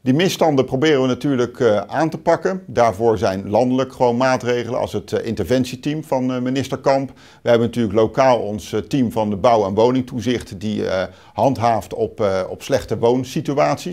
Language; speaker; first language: Dutch; native; Dutch